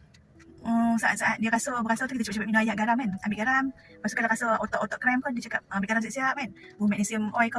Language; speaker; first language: Malay; native; Malay